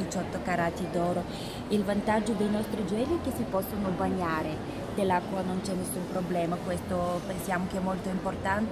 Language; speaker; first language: Italian; non-native, fluent; Bulgarian